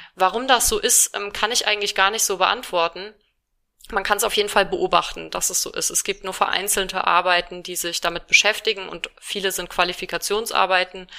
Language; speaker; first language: German; native; German